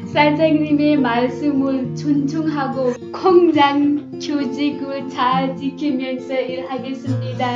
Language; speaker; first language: Korean; non-native, learner; Nepali